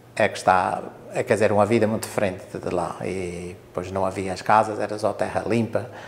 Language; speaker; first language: Portuguese; early bilingual, heritage; English